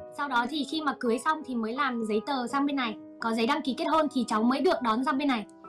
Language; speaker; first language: Vietnamese; native; Vietnamese